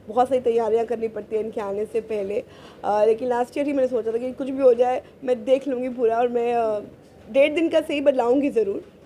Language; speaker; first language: Hindi; native; Hindi